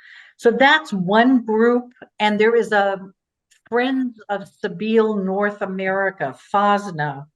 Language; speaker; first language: English; native; English